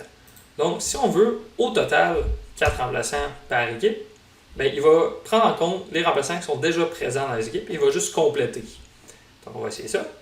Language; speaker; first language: French; native; French